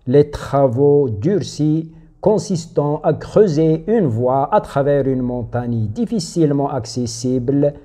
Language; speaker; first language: French; non-native, local second language; Arabic